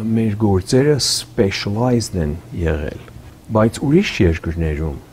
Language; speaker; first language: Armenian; early bilingual, heritage; Armenian